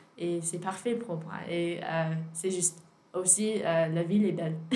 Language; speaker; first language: French; non-native, learner; English